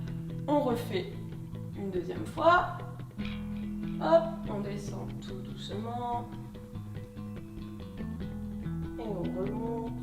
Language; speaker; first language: French; native; French